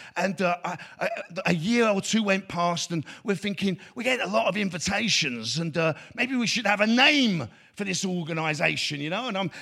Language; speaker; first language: English; native; English